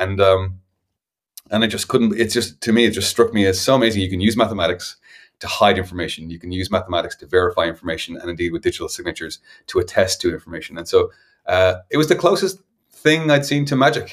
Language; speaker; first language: English; native; English